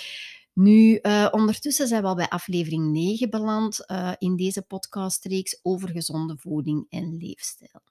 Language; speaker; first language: Dutch; native; Dutch